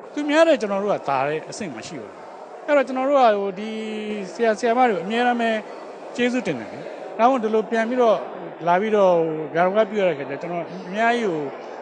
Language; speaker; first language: Burmese; native; Burmese